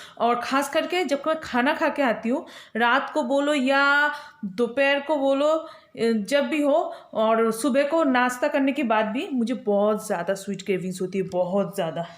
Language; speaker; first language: Hindi; non-native, local second language; Bangla